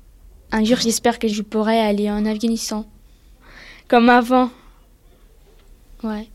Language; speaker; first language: French; early bilingual, other home language; Pashto